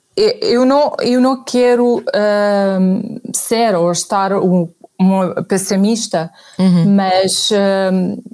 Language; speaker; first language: Portuguese; non-native, fluent; Arabic